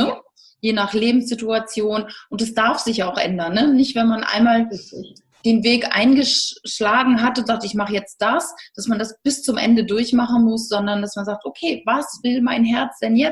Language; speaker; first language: German; native; German